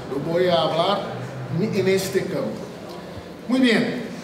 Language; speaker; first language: Spanish; non-native, fluent; Portuguese